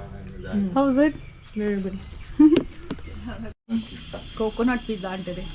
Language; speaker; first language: English; non-native, local second language; Telugu